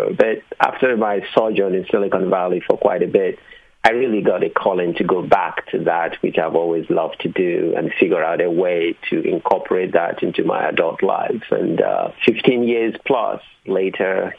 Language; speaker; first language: English; non-native, local second language; Igbo